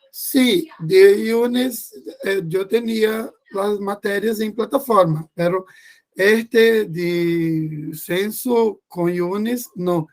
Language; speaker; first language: Spanish; non-native, learner; Portuguese